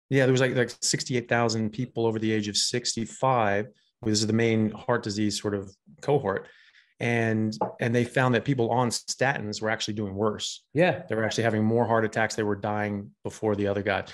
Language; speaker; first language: English; native; English